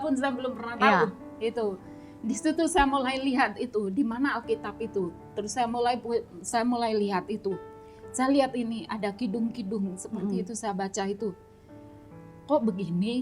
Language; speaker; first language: Indonesian; non-native, local second language; Javanese